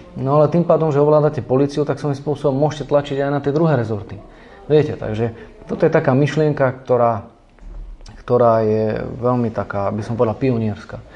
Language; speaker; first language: Slovak; native; Slovak